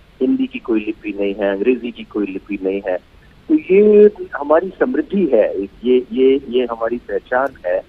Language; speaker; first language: Hindi; non-native, local second language; Bangla